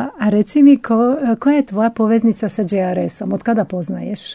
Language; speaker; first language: Croatian; native; Croatian